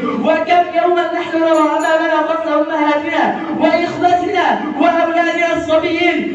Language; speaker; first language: Arabic; non-native, learner; Bangla